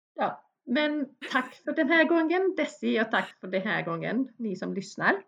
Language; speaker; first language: Swedish; early bilingual, other home language; Bosnian